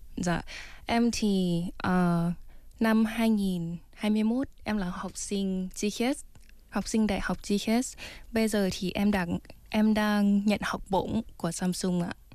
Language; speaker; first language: Vietnamese; early bilingual, heritage; Vietnamese